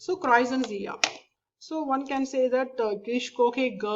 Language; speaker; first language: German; non-native, learner; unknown